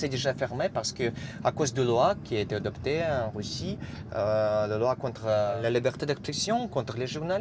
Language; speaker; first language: French; non-native, fluent; Russian